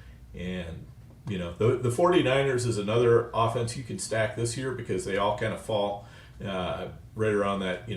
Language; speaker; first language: English; native; English